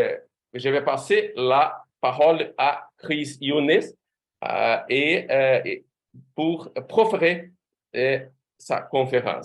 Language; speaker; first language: French; non-native, fluent; Portuguese